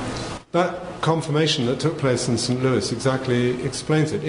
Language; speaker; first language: English; native; English